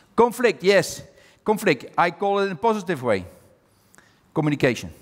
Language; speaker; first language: English; non-native, fluent; Dutch